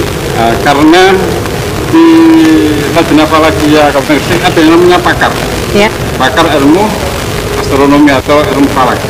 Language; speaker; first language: Indonesian; native; Indonesian